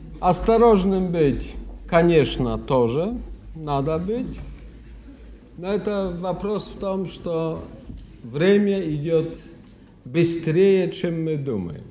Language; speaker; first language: Russian; non-native, fluent; Polish